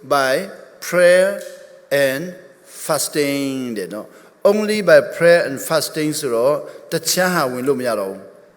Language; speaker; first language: Burmese; non-native, local second language; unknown